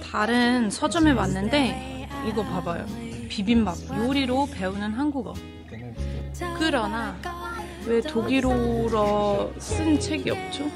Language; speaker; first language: Korean; non-native, fluent; French